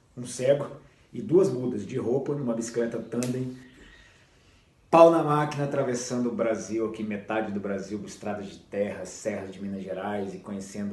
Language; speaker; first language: Portuguese; native; Portuguese